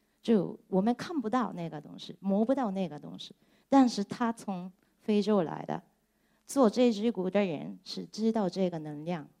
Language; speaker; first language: Chinese; non-native, fluent; Japanese